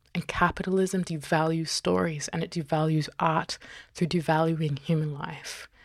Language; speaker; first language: English; native; English